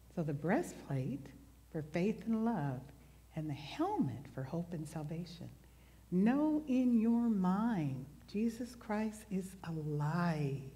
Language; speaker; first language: English; native; English